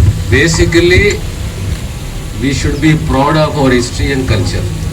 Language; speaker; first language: English; non-native, local second language; Telugu